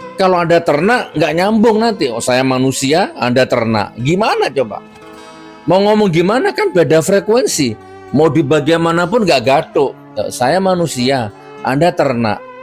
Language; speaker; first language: Indonesian; non-native, local second language; Madurese